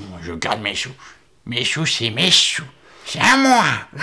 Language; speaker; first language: French; native; French